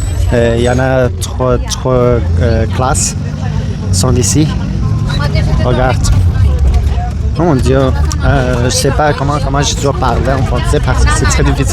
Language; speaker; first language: French; non-native, learner; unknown